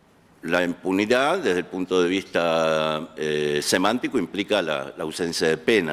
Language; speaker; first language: Spanish; native; Spanish